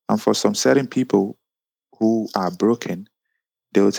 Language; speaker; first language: English; non-native, local second language; Yoruba